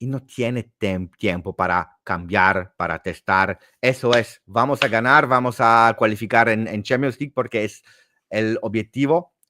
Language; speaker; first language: Spanish; non-native, fluent; Italian